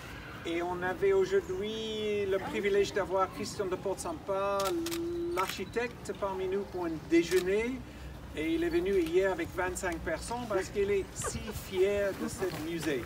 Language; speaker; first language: French; non-native, fluent; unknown